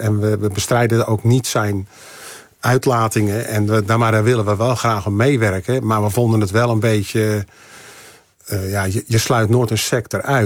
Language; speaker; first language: Dutch; native; Dutch